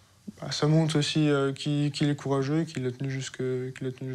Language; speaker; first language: French; native; French